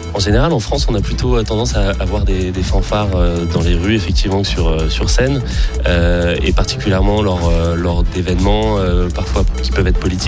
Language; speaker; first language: French; native; French